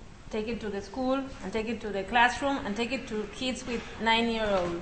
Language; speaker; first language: English; non-native, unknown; Spanish